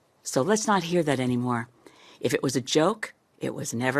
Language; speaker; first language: English; native; English